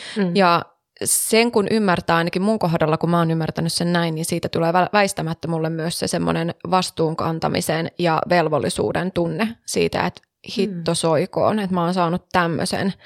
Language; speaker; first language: Finnish; early bilingual, heritage; Finnish